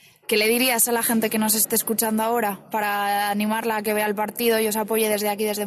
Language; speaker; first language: Spanish; native; Spanish